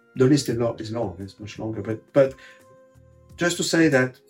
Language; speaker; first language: English; non-native, fluent; French